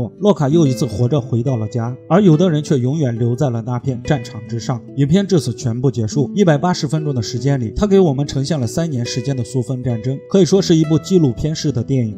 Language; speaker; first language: Chinese; native; Chinese